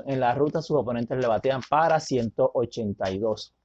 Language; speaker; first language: Spanish; native; Spanish